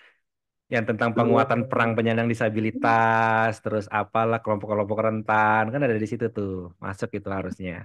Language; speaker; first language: Indonesian; native; Indonesian